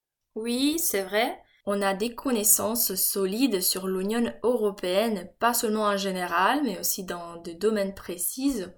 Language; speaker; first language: French; non-native, fluent; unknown